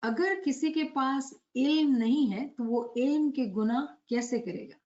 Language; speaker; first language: Hindi; non-native, local second language; Gujarati